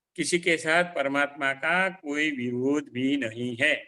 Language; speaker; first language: Hindi; non-native, local second language; Gujarati